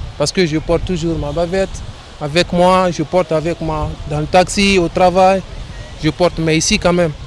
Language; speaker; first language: French; non-native, local second language; Fula